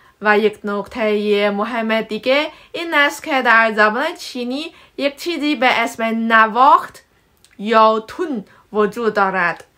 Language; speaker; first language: Persian; non-native, fluent; Chinese